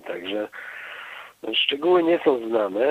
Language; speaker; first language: Polish; native; Polish